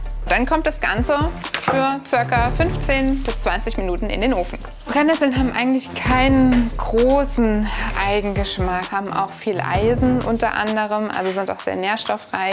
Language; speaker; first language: German; native; German